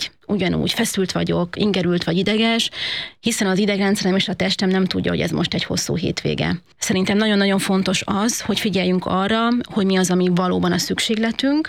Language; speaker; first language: Hungarian; native; Hungarian